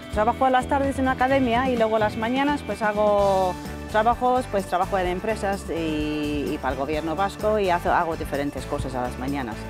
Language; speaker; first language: Spanish; non-native, fluent; English